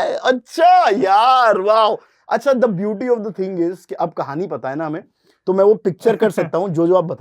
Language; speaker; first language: Hindi; native; Hindi